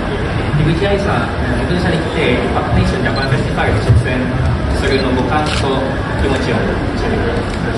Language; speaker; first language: Japanese; non-native, local second language; Indonesian